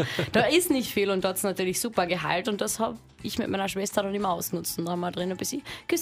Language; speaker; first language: German; native; German